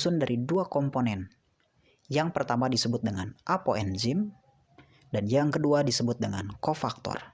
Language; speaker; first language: Indonesian; native; Indonesian